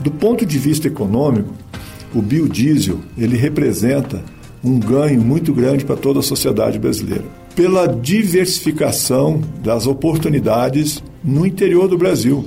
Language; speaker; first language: Portuguese; native; Portuguese